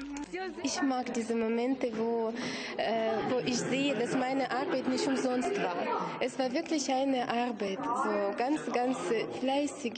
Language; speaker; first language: German; non-native, fluent; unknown